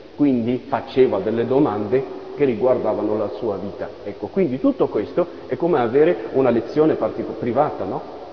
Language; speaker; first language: Italian; non-native, fluent; French